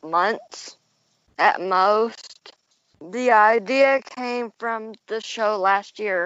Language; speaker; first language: English; native; English